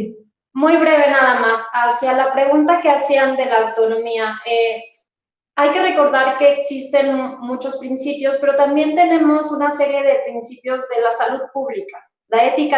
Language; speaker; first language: Spanish; native; Spanish